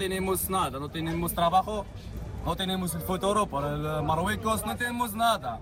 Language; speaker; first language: Spanish; non-native, learner; Arabic